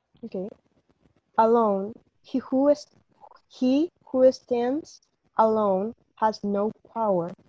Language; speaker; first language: English; non-native, learner; Spanish